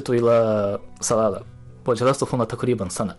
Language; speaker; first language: Arabic; non-native, learner; Japanese